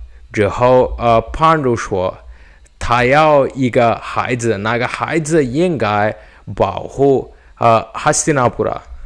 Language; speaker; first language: Chinese; non-native, learner; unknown